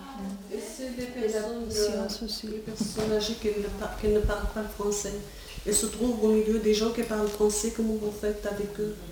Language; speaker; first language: French; non-native, fluent; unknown